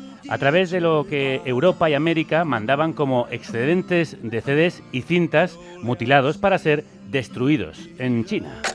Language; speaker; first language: Spanish; native; Spanish